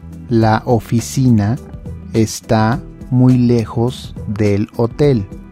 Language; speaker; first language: Spanish; native; Spanish